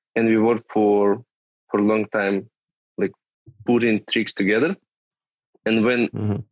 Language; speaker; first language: English; non-native, fluent; Russian